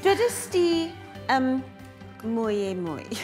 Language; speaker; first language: Welsh; non-native, learner; English